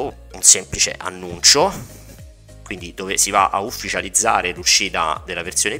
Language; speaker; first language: Italian; native; Italian